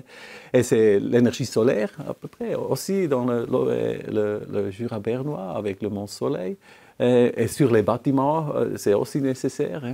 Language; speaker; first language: French; non-native, local second language; German